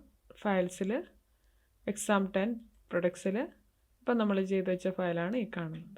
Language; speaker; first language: Malayalam; native; Malayalam